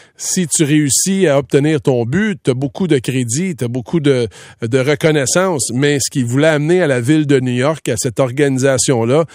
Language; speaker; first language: French; native; French